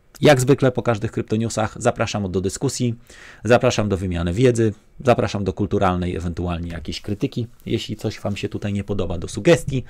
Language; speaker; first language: Polish; native; Polish